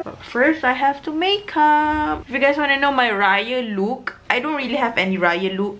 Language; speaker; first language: English; non-native, local second language; Malay